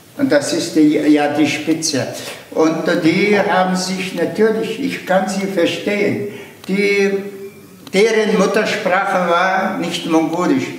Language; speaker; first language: German; non-native, fluent; Tuvinian